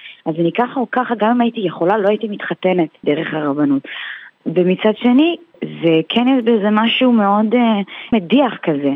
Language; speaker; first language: Hebrew; non-native, fluent; Russian